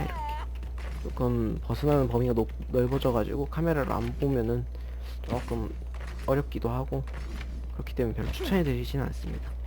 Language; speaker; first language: Korean; native; Korean